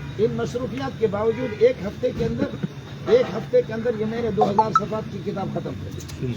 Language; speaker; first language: Urdu; non-native, fluent; Baluchi